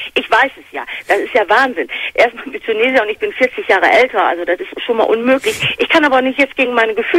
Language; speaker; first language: German; native; German